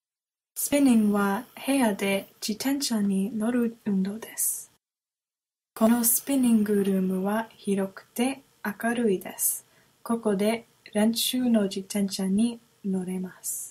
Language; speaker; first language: Japanese; non-native, learner; English